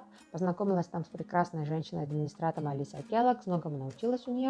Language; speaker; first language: Russian; non-native, local second language; Georgian